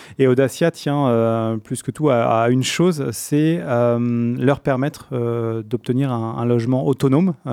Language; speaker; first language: French; native; French